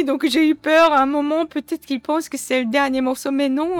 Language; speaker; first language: French; non-native, fluent; Korean